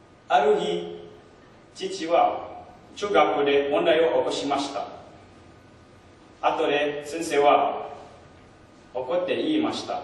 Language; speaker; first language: Japanese; non-native, learner; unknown